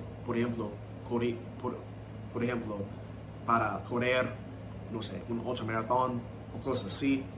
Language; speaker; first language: Spanish; non-native, learner; English